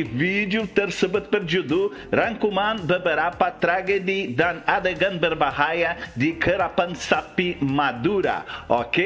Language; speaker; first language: Indonesian; non-native, learner; Portuguese